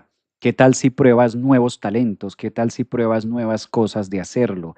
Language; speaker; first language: Spanish; native; Spanish